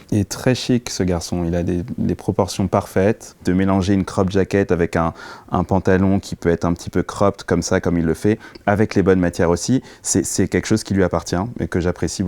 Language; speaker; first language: French; native; French